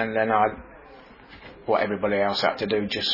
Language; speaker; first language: English; native; English